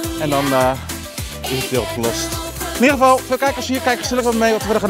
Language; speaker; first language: Dutch; native; Dutch